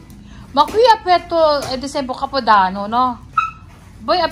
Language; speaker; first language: Italian; non-native, learner; Filipino